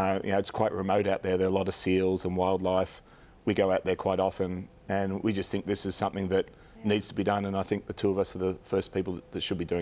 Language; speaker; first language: English; native; English